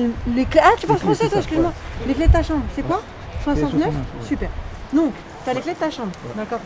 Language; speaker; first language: French; native; French